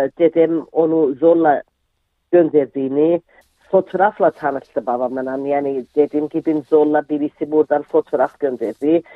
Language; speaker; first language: Turkish; early bilingual, heritage; Turkish